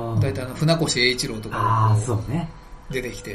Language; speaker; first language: Japanese; native; Japanese